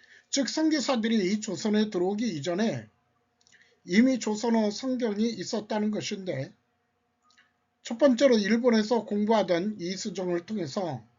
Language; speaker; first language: Korean; native; Korean